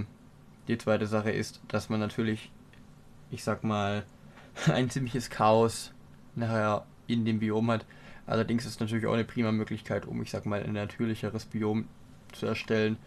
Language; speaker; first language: German; native; German